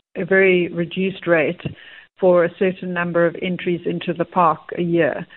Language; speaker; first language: English; native; English